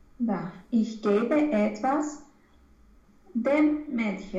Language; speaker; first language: German; non-native, learner; Romanian